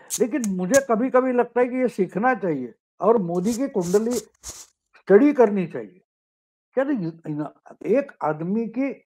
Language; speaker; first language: Hindi; non-native, local second language; Marathi